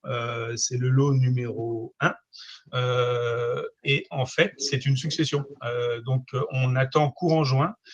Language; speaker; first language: French; native; French